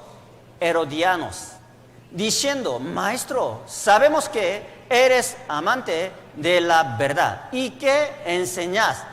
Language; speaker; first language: Spanish; non-native, learner; Korean